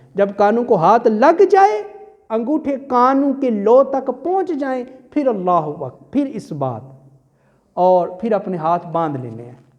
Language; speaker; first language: Urdu; non-native, local second language; Punjabi